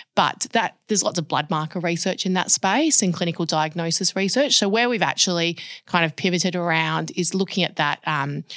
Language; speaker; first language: English; native; English